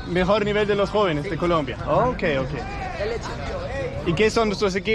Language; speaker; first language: Spanish; non-native, learner; English